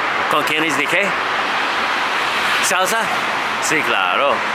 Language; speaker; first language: Spanish; non-native, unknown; English